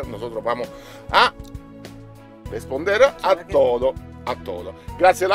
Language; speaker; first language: Spanish; non-native, learner; Italian